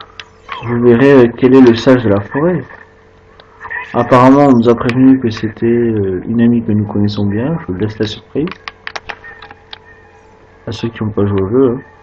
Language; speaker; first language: French; native; French